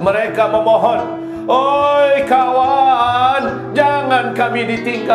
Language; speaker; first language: Indonesian; native; Indonesian